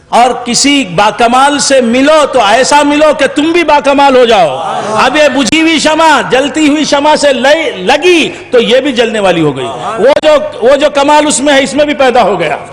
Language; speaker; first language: Urdu; native; Urdu